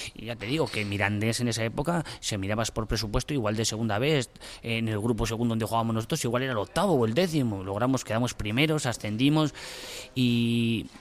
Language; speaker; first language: Spanish; native; Spanish